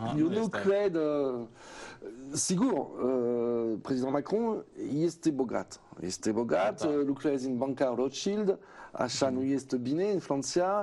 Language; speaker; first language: Romanian; non-native, learner; French